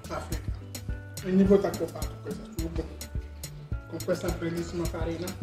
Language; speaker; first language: Italian; non-native, learner; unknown